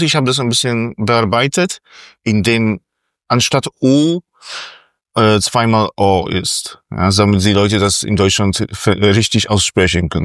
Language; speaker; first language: German; non-native, fluent; Polish